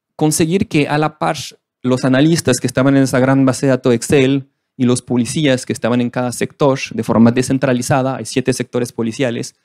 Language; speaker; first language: Spanish; non-native, fluent; French